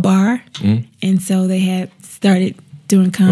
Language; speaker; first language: English; native; English